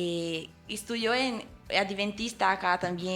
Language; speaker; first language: Spanish; non-native, fluent; Portuguese